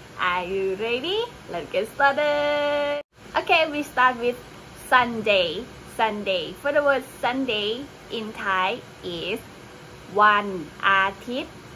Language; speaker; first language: English; non-native, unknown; Thai